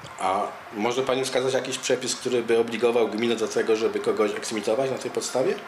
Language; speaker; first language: Polish; native; Polish